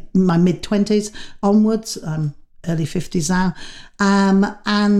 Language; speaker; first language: English; native; English